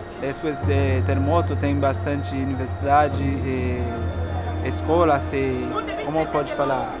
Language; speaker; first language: Portuguese; non-native, learner; Haitian Creole